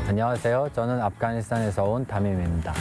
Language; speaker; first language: Korean; non-native, fluent; Persian